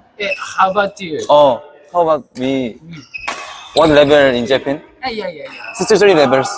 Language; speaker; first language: English; non-native, learner; Korean